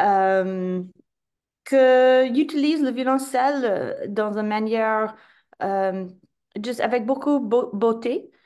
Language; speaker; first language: French; non-native, fluent; English